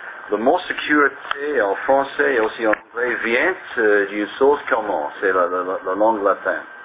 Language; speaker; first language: French; non-native, learner; English